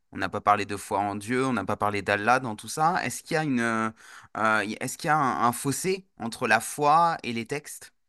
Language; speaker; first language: French; native; French